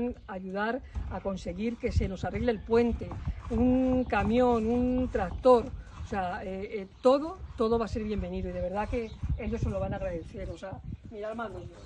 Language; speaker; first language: Spanish; native; Spanish